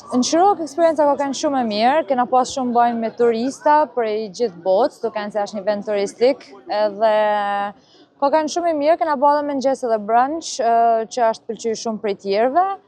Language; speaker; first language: Albanian; native; Albanian